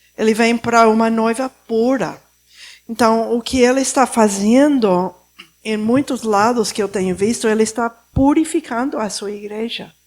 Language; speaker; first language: Portuguese; non-native, fluent; Spanish